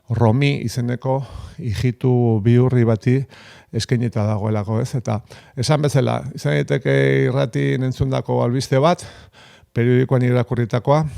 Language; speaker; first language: Basque; non-native, local second language; Spanish